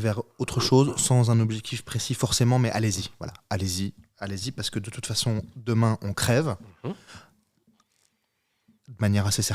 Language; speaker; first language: French; native; French